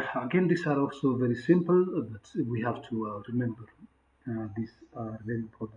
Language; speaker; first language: English; non-native, local second language; Amharic